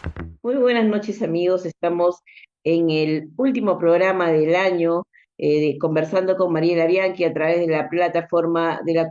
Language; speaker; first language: Spanish; native; Spanish